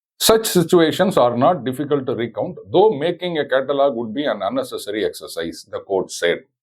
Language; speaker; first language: English; non-native, local second language; Tamil